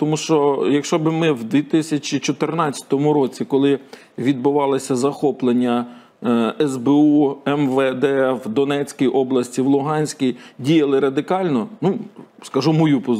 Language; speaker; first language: Ukrainian; native; Ukrainian